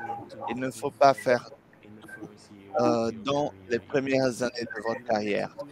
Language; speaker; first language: French; non-native, fluent; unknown